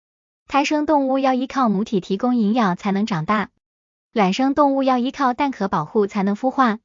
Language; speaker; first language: Chinese; native; Chinese